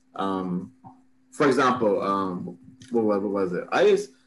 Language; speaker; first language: English; native; English